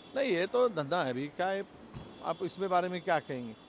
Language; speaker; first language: Hindi; non-native, local second language; Marathi